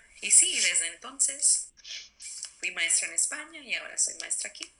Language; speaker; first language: Spanish; early bilingual, other home language; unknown